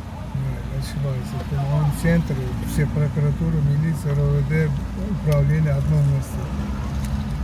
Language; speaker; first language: Russian; non-native, local second language; Uzbek